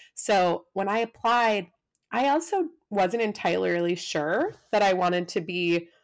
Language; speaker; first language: English; native; English